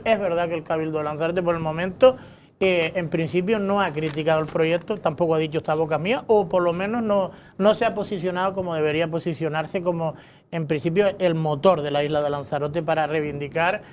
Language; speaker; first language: Spanish; native; Spanish